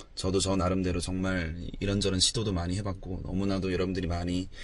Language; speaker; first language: Korean; native; Korean